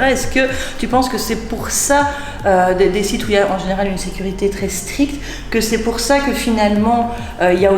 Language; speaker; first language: French; native; French